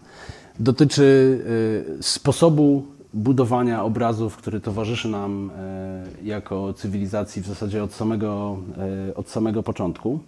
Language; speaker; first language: Polish; native; Polish